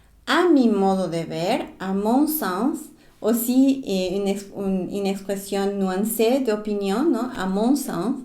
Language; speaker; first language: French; non-native, fluent; Spanish